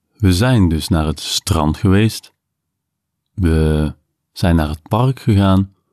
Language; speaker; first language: Dutch; native; Dutch